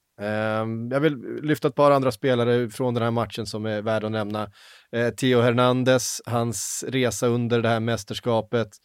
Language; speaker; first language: Swedish; native; Swedish